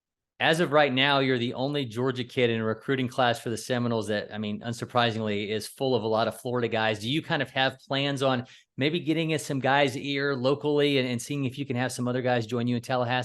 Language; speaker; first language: English; native; English